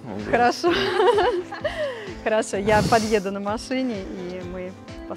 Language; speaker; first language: Russian; native; Russian